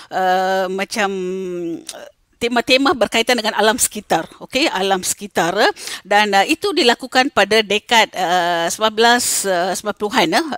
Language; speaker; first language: Malay; non-native, local second language; Tamil